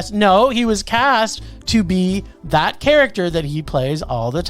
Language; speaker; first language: English; native; English